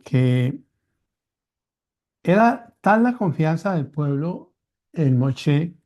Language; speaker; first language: Spanish; native; Spanish